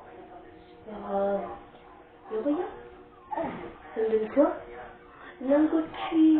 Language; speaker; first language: French; native; French